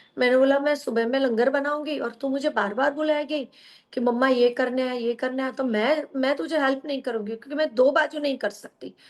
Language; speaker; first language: Hindi; non-native, local second language; Gujarati